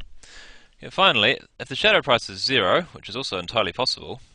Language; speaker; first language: English; native; English